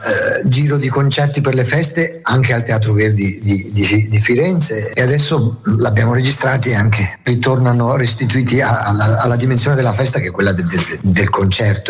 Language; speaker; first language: Italian; native; Italian